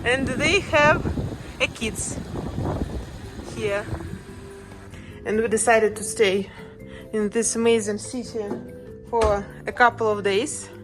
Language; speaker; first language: English; non-native, learner; Russian